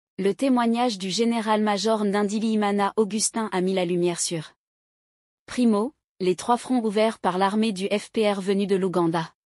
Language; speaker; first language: French; non-native, local second language; Kinyarwanda